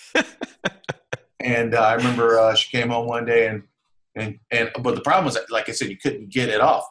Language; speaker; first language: English; native; English